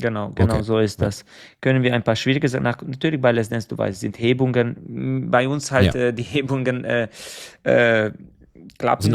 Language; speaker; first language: German; non-native, fluent; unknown